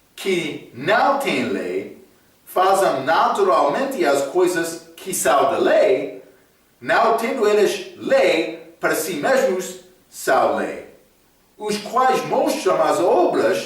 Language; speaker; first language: Portuguese; non-native, fluent; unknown